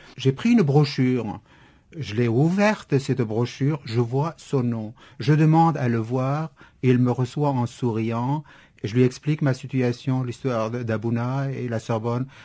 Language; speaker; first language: French; non-native, fluent; Kurdish